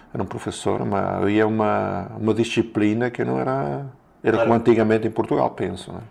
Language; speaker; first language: Portuguese; non-native, learner; Italian